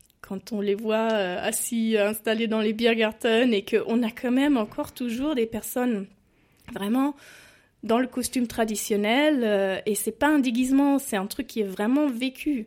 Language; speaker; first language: French; non-native, fluent; German